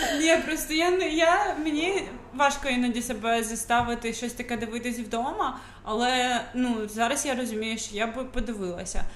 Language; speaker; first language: Ukrainian; non-native, local second language; Russian